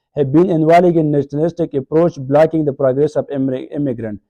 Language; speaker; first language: English; non-native, local second language; Urdu